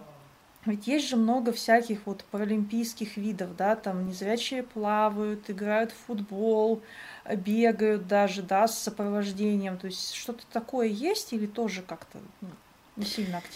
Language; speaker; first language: Russian; native; Russian